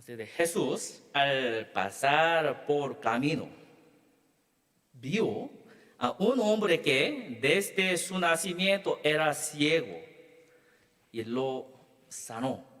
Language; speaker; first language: Spanish; non-native, learner; Korean